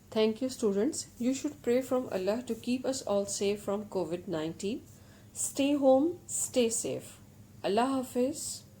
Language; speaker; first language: English; non-native, local second language; Urdu